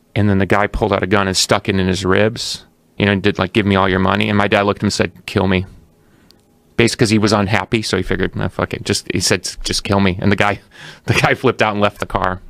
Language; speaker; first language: English; native; English